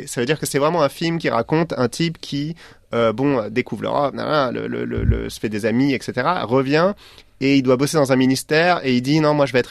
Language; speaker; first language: French; native; French